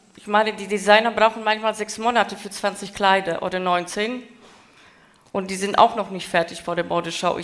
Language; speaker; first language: German; non-native, fluent; Polish